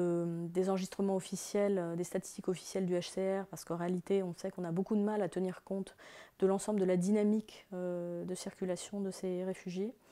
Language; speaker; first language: French; native; French